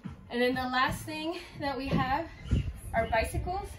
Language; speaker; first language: English; early bilingual, other home language; Spanish